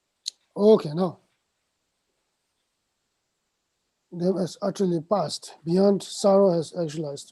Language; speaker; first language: English; non-native, fluent; Tibetan